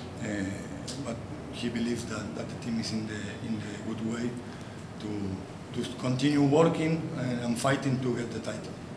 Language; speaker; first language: English; non-native, fluent; Spanish